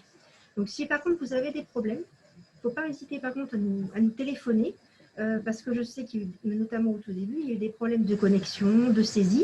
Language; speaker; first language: French; native; French